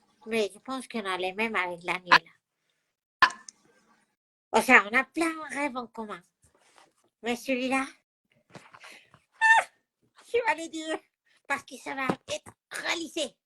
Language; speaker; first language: French; non-native, fluent; Spanish